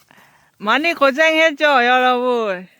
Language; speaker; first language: Korean; non-native, learner; Lao